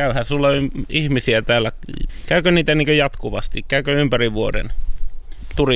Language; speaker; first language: Finnish; native; Finnish